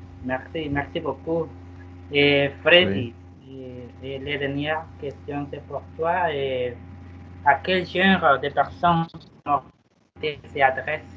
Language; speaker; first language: French; non-native, learner; Spanish